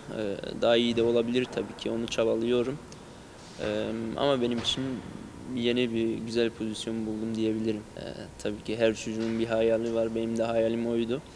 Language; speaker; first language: Turkish; early bilingual, heritage; Turkish